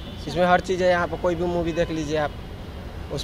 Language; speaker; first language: Hindi; native; Hindi